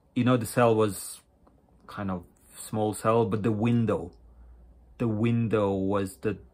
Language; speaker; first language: English; non-native, fluent; Latvian